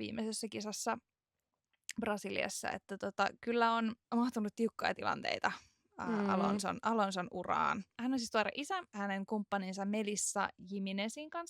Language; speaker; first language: Finnish; native; Finnish